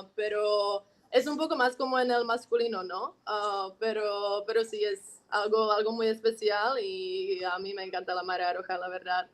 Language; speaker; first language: Spanish; non-native, fluent; Czech